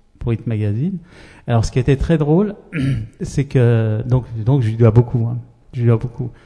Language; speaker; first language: French; early bilingual, other home language; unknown